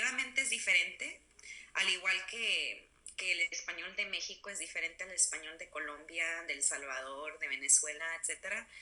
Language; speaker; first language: Spanish; early bilingual, other home language; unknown